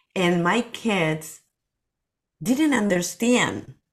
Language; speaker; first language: English; non-native, fluent; Spanish